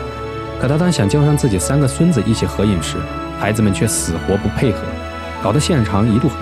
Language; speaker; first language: Chinese; native; Chinese